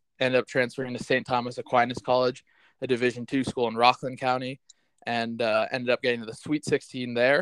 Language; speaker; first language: English; native; English